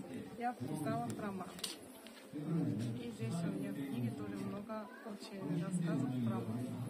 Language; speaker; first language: Russian; non-native, fluent; Korean